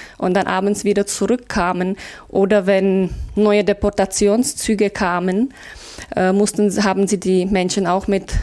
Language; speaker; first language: German; non-native, fluent; Czech